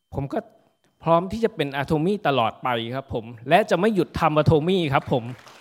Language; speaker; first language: Thai; native; Thai